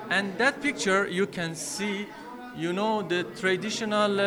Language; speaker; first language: English; non-native, fluent; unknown